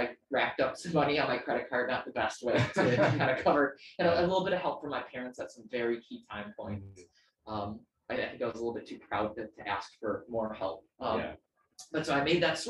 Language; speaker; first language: English; native; English